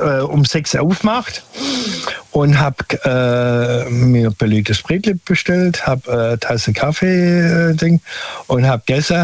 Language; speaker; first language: German; native; German